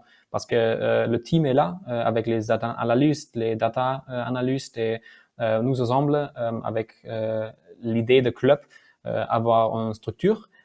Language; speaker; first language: French; non-native, learner; German